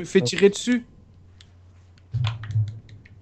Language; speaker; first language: French; native; French